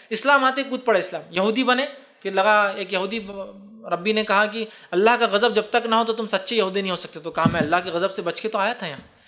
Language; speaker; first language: Urdu; native; Urdu